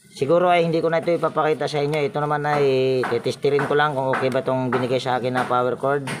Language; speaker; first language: Filipino; non-native, local second language; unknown